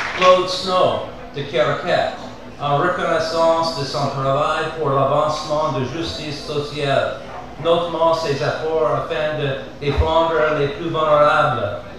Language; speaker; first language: French; non-native, fluent; English